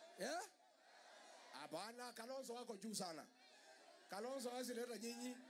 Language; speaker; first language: Swahili; non-native, local second language; Kikuyu